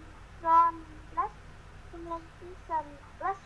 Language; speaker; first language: English; non-native, learner; Vietnamese